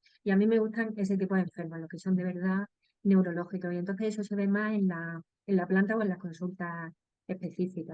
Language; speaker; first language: Spanish; native; Spanish